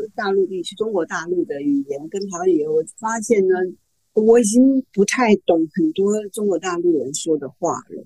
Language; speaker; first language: Chinese; non-native, local second language; Min Nan Chinese